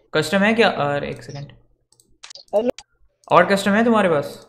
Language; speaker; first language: Hindi; non-native, local second language; Bangla